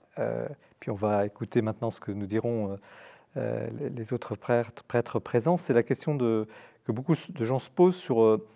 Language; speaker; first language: French; native; French